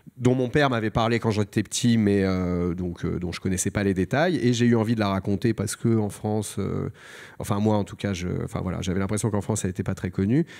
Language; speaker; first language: French; native; French